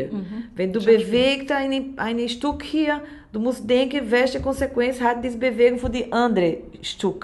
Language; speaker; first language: German; non-native, learner; Portuguese